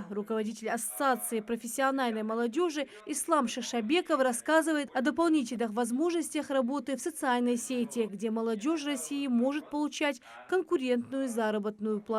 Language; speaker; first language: Russian; native; Russian